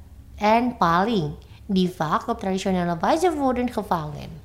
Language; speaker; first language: Dutch; non-native, fluent; Indonesian